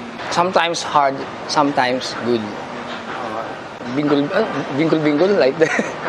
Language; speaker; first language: English; non-native, local second language; Filipino